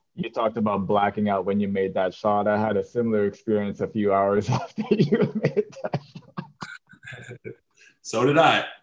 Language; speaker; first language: English; native; English